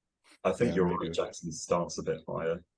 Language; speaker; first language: English; native; English